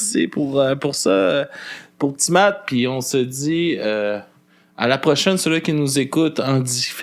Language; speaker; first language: French; native; French